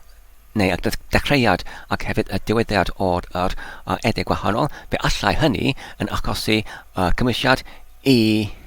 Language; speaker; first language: Welsh; non-native, learner; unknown